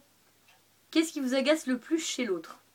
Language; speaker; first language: French; native; French